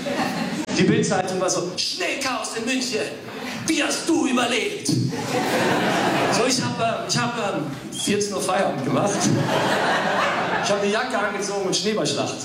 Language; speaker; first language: German; early bilingual, other home language; English